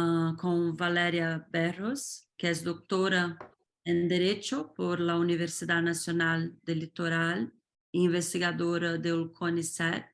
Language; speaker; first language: Spanish; non-native, fluent; Portuguese